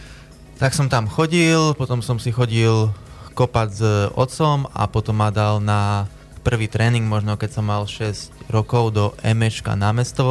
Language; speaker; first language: Slovak; native; Slovak